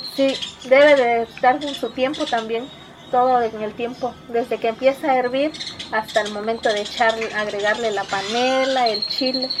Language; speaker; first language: Spanish; native; Spanish